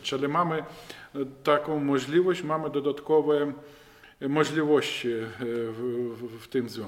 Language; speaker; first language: Polish; non-native, fluent; Ukrainian